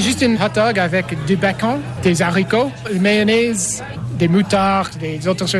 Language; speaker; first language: French; non-native, learner; English